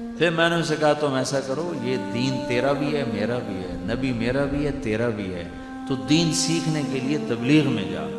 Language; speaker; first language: Urdu; non-native, local second language; Punjabi